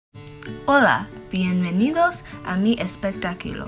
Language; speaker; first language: Spanish; non-native, learner; English